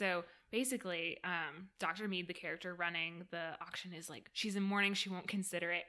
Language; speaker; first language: English; native; English